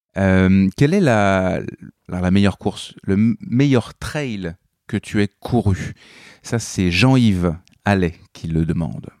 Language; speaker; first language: French; native; French